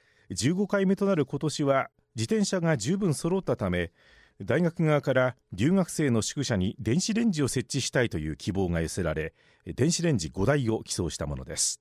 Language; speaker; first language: Japanese; native; Japanese